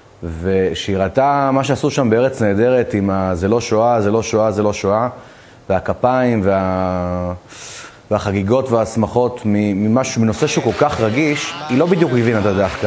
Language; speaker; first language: Hebrew; native; Hebrew